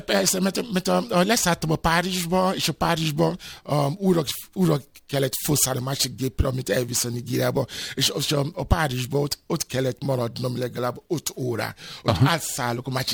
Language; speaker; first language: Hungarian; non-native, fluent; Yoruba